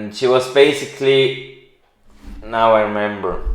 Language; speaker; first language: English; non-native, fluent; German